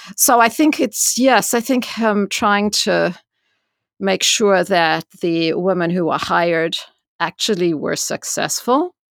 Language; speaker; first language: English; native; English